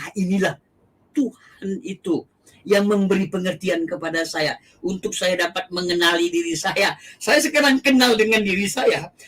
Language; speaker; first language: Indonesian; non-native, local second language; Achinese